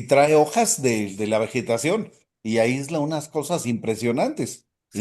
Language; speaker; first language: Spanish; native; Spanish